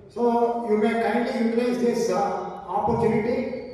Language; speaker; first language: English; non-native, local second language; Tamil